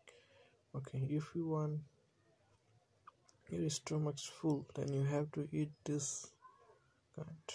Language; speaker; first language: English; non-native, learner; Bangla